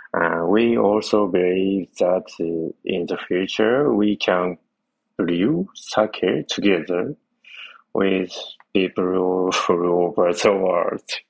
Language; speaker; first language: English; non-native, learner; Japanese